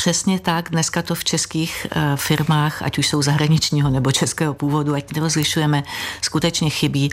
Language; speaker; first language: Czech; native; Czech